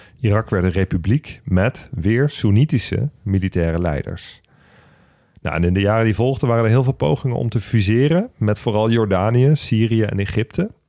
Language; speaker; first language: Dutch; native; Dutch